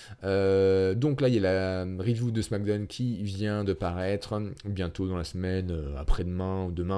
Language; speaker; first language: French; native; French